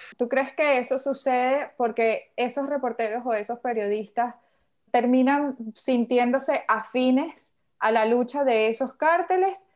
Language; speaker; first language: Spanish; native; Spanish